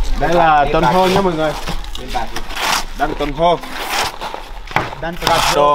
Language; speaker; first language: Vietnamese; non-native, learner; Portuguese